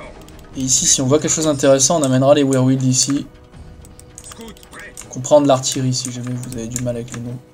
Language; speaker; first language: French; native; French